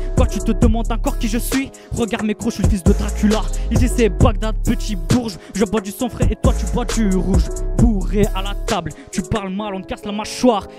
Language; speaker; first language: French; non-native, fluent; Romanian